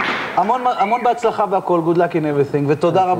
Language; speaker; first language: Hebrew; native; Hebrew